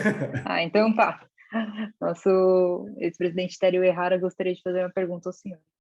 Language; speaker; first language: Portuguese; native; Portuguese